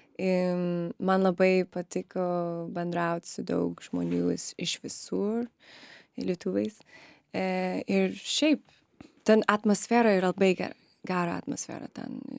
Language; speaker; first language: Lithuanian; early bilingual, other home language; English